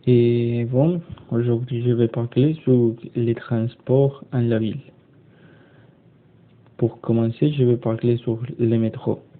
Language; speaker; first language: French; non-native, learner; Spanish